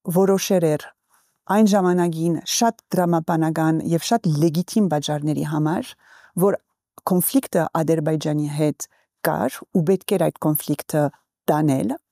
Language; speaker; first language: Armenian; early bilingual, heritage; Armenian